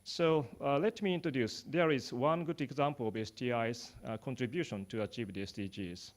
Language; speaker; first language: English; non-native, fluent; Japanese